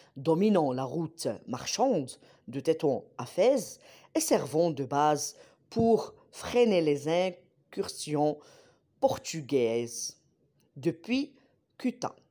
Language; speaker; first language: French; non-native, local second language; Arabic